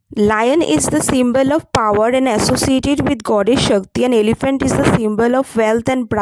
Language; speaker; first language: English; non-native, local second language; Bangla